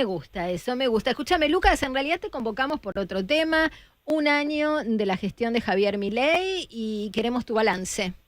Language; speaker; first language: Spanish; native; Spanish